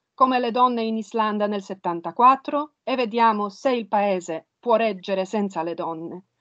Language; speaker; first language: Italian; non-native, fluent; Polish